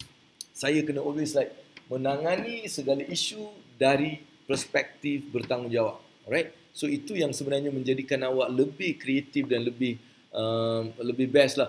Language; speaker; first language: Malay; native; Malay